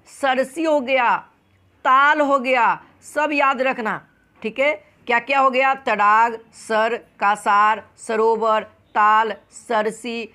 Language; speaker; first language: Hindi; native; Hindi